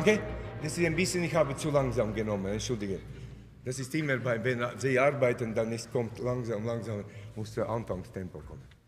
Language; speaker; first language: German; non-native, fluent; Latvian